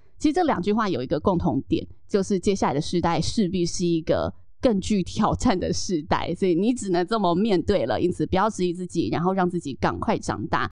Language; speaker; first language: Chinese; native; Chinese